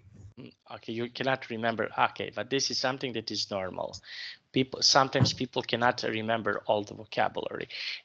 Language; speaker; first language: English; non-native, fluent; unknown